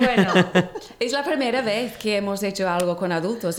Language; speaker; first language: Spanish; non-native, learner; English